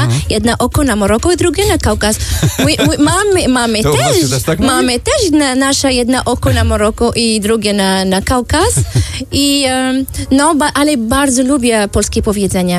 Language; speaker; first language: Polish; non-native, learner; Arabic